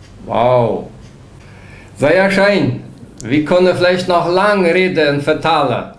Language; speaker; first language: German; non-native, local second language; Low German